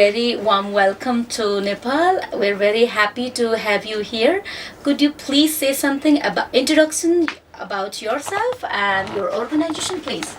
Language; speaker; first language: English; non-native, fluent; Nepali